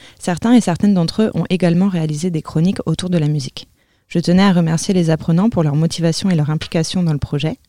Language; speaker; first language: French; native; French